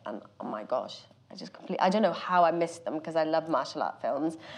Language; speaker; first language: English; native; English